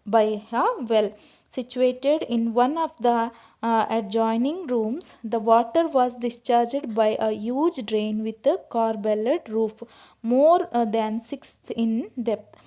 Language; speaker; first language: English; non-native, local second language; Kannada